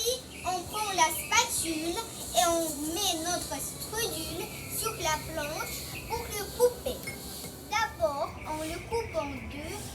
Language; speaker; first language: French; early bilingual, heritage; French